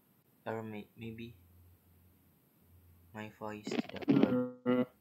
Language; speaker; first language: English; non-native, learner; Indonesian